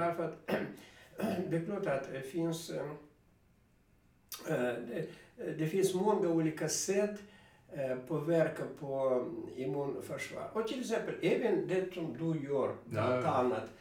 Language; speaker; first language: Swedish; non-native, fluent; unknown